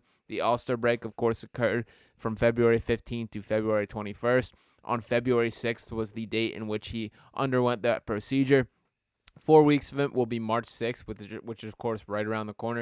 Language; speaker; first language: English; native; English